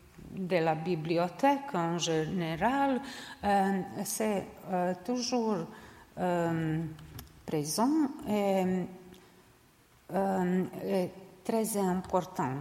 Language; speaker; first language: French; non-native, learner; Serbian